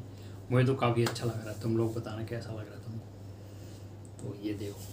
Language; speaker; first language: Hindi; native; Hindi